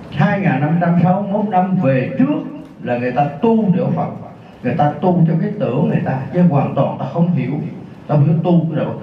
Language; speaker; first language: Vietnamese; native; Vietnamese